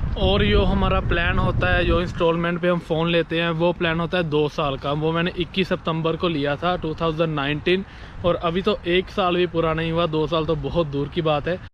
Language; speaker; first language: Hindi; non-native, local second language; Punjabi